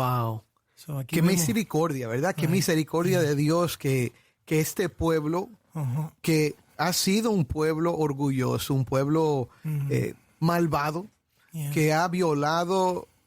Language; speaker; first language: Spanish; native; Spanish